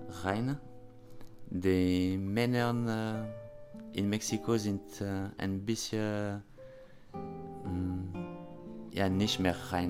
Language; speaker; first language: German; non-native, learner; French